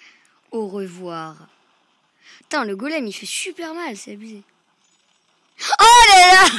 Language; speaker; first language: French; native; French